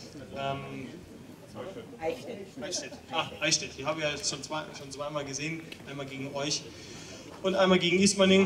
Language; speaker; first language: German; native; German